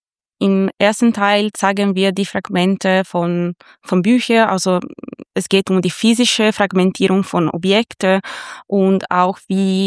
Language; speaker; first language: German; non-native, fluent; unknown